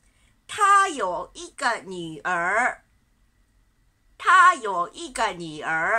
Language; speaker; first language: Chinese; non-native, fluent; Japanese